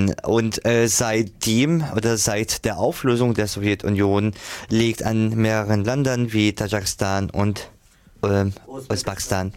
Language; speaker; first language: German; non-native, fluent; Arabic